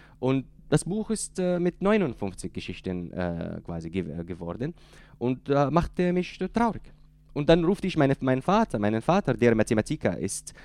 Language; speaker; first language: German; non-native, fluent; Arabic